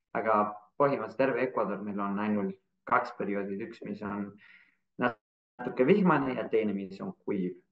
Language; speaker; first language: Estonian; non-native, fluent; Spanish